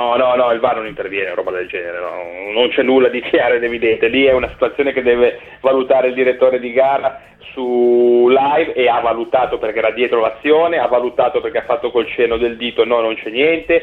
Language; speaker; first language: Italian; native; Italian